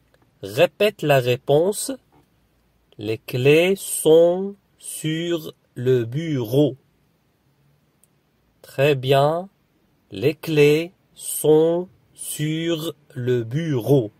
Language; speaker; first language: French; non-native, fluent; Arabic